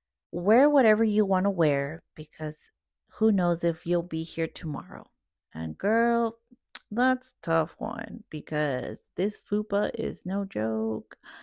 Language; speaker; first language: English; early bilingual, other home language; Spanish